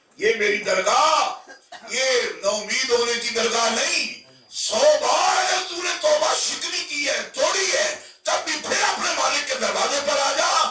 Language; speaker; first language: Urdu; non-native, local second language; Punjabi